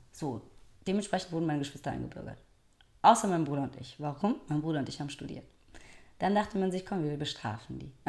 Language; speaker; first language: German; early bilingual, other home language; Persian